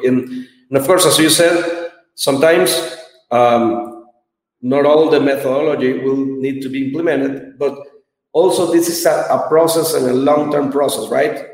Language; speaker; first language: English; non-native, learner; Spanish